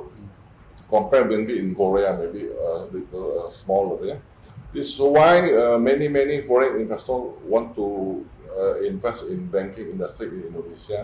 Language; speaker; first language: English; non-native, fluent; Indonesian